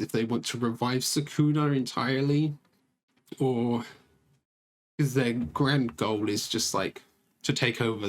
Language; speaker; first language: English; native; English